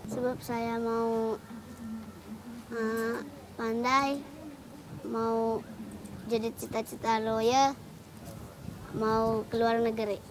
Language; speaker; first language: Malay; early bilingual, other home language; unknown